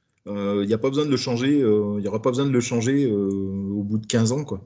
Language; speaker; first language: French; native; French